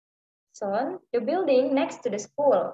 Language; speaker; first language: English; non-native, learner; Indonesian